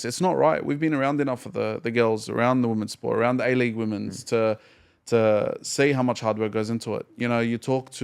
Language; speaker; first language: English; native; English